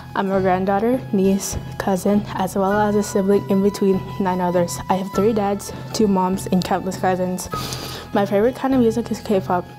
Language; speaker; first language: English; native; English